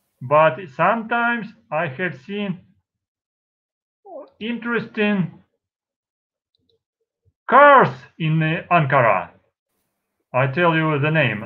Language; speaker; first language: English; non-native, fluent; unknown